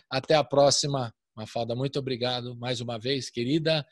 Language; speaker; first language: Portuguese; native; Portuguese